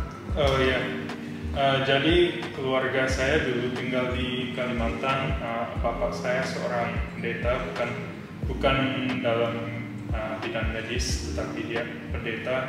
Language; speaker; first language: Indonesian; early bilingual, heritage; English